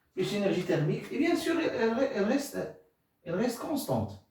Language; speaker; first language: French; non-native, local second language; Arabic